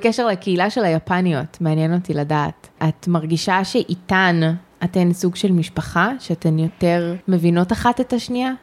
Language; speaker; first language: Hebrew; native; Hebrew